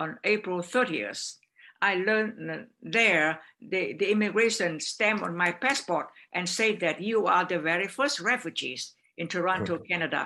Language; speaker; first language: English; non-native, learner; Vietnamese